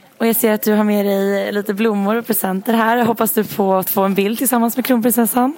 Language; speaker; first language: Swedish; native; Swedish